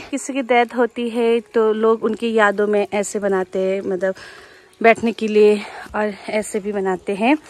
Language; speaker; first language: Hindi; non-native, local second language; Nepali